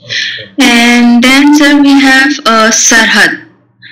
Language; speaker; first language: English; non-native, local second language; Urdu